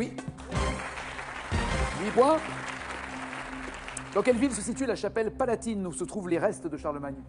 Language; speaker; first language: French; native; French